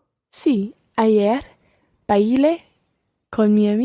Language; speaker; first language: Spanish; non-native, learner; English